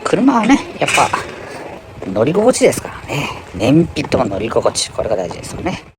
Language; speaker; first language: Japanese; native; Japanese